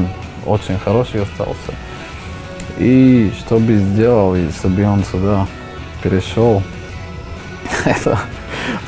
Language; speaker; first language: Russian; non-native, learner; Slovak